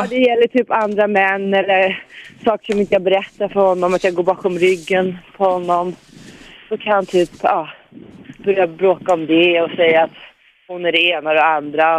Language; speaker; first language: Swedish; native; Swedish